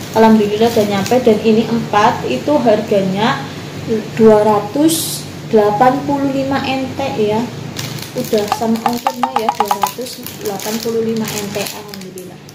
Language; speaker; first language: Indonesian; non-native, local second language; Javanese